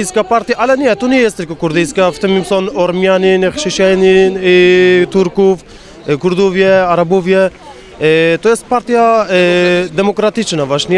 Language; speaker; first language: Polish; non-native, fluent; Kurdish